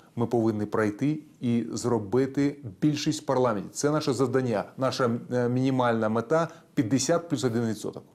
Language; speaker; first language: Ukrainian; non-native, local second language; Russian